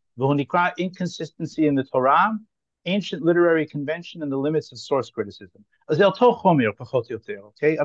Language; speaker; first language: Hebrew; non-native, fluent; English